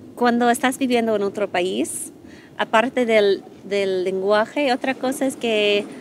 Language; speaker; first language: Spanish; non-native, fluent; English